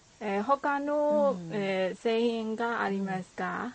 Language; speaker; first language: Japanese; non-native, learner; Burmese